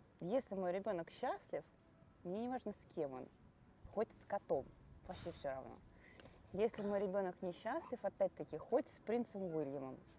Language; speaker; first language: Russian; native; Russian